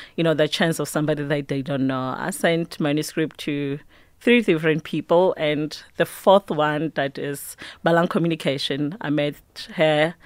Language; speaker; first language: English; non-native, local second language; Tswana